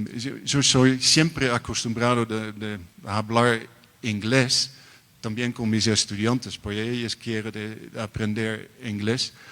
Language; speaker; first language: Spanish; non-native, learner; Dutch